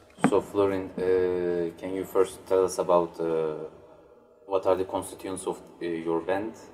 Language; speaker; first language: English; non-native, fluent; Turkish